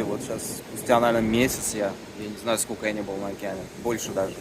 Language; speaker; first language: Russian; native; Russian